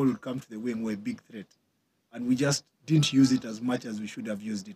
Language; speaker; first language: English; non-native, local second language; Ganda